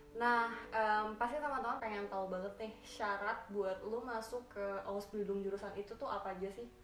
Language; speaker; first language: Indonesian; native; Indonesian